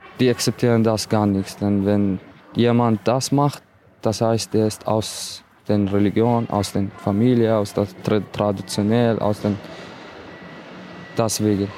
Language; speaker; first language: German; non-native, learner; Arabic